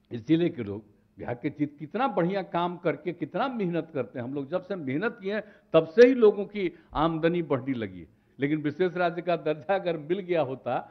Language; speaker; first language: Hindi; native; Hindi